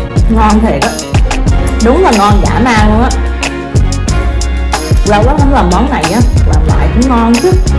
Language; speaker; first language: Vietnamese; early bilingual, heritage; Vietnamese